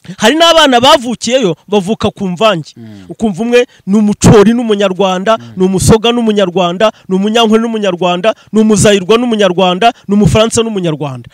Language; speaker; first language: Kinyarwanda; native; Kinyarwanda